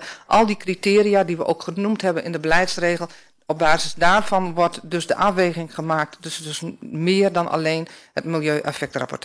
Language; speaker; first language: Dutch; native; Dutch